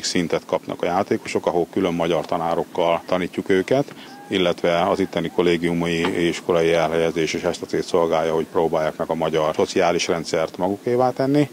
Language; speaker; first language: Hungarian; native; Hungarian